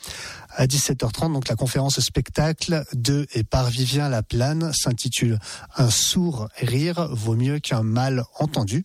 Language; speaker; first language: French; native; French